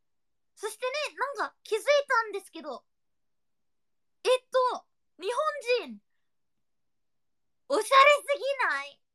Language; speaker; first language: Japanese; non-native, learner; Indonesian